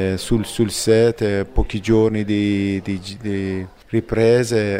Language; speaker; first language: Italian; non-native, fluent; Persian